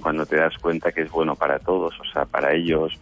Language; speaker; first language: Spanish; native; Spanish